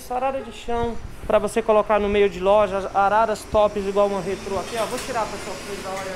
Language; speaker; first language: Portuguese; native; Portuguese